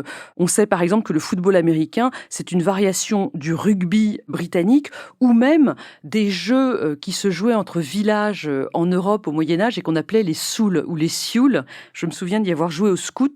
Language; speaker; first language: French; native; French